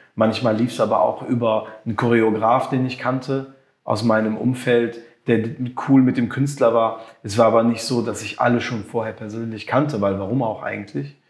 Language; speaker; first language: German; non-native, local second language; French